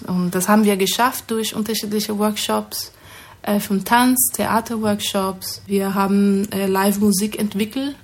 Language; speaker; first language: German; non-native, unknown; Portuguese